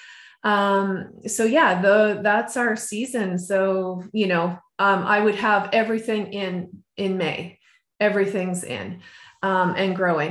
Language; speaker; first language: English; native; English